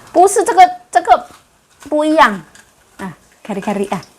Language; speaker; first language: Chinese; non-native, learner; Javanese